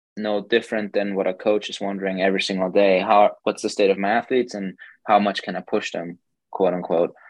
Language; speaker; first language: English; non-native, fluent; German